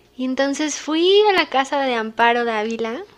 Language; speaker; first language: Spanish; native; Spanish